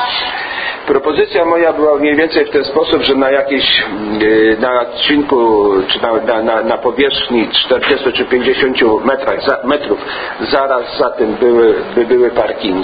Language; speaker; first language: Polish; native; Polish